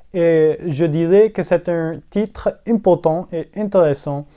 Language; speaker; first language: French; non-native, learner; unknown